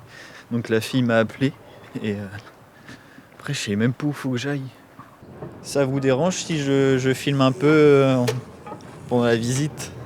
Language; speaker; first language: French; native; French